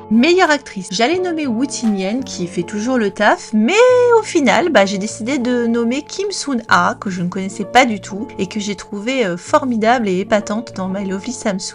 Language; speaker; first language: French; native; French